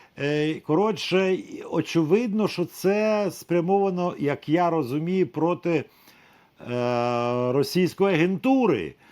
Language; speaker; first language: Ukrainian; native; Ukrainian